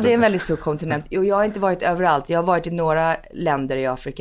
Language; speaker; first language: Swedish; early bilingual, heritage; Swedish